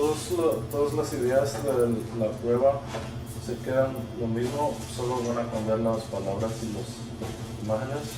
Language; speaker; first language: Spanish; early bilingual, heritage; Spanish